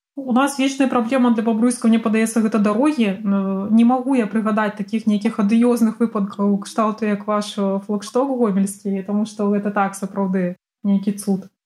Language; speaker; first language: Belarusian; non-native, local second language; Russian